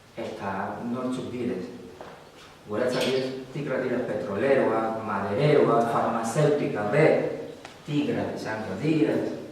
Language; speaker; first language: Basque; non-native, fluent; Spanish